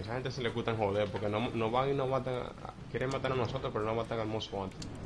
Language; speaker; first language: Spanish; early bilingual, heritage; Spanish